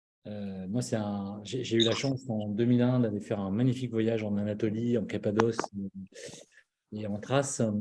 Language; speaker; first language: French; native; French